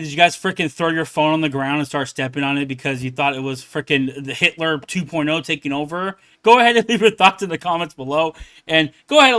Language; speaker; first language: English; native; English